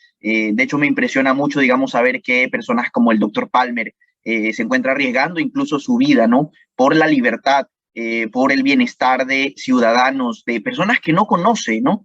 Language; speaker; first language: Spanish; native; Spanish